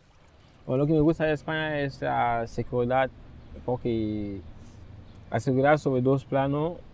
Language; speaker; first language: Spanish; non-native, fluent; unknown